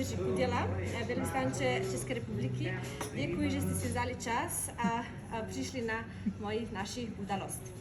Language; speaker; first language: Czech; non-native, fluent; Slovenian